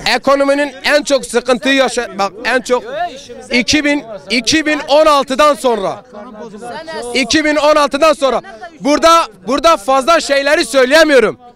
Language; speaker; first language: Turkish; non-native, local second language; Kurdish